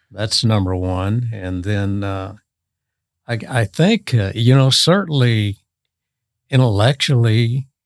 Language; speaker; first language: English; native; English